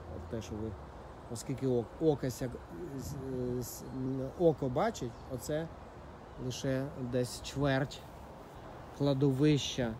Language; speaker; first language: Ukrainian; non-native, local second language; Russian